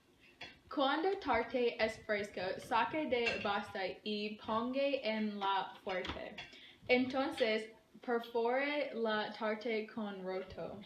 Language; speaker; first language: Spanish; non-native, learner; English